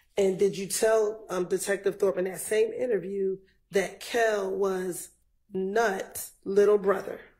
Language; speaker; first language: English; native; English